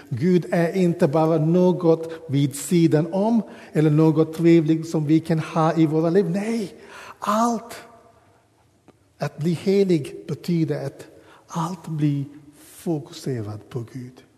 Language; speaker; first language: Swedish; non-native, fluent; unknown